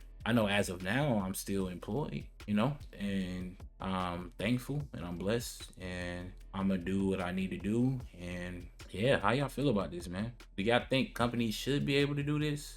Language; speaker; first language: English; native; English